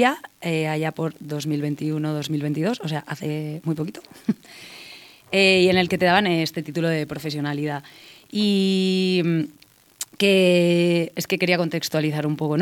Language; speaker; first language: Spanish; native; Spanish